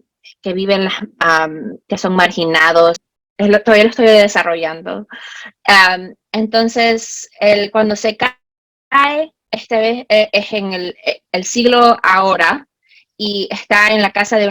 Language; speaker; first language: Spanish; early bilingual, heritage; Spanish